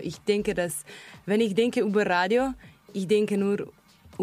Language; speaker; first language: German; non-native, learner; Slovenian